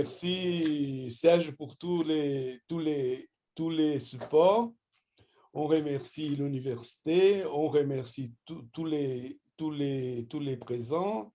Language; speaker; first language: French; non-native, fluent; Portuguese